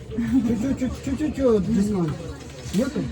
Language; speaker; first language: Russian; non-native, learner; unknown